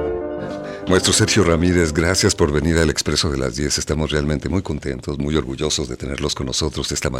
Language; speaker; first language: Spanish; native; Spanish